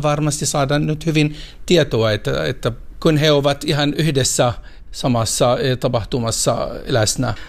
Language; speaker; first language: Finnish; non-native, fluent; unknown